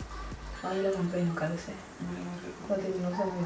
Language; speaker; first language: Spanish; native; Spanish